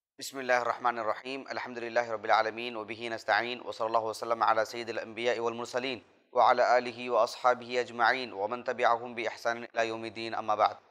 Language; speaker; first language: Urdu; native; Urdu